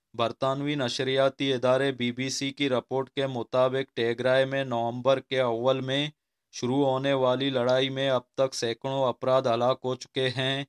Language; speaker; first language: Urdu; non-native, local second language; Baluchi